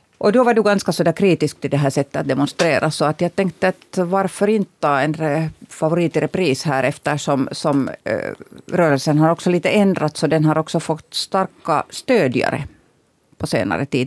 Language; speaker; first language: Swedish; native; Swedish